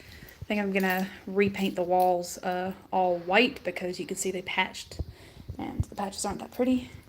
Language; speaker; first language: English; native; English